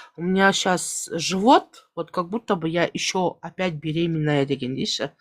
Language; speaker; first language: Russian; non-native, local second language; Kazakh